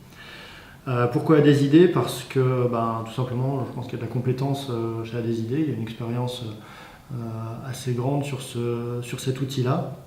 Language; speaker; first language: French; native; French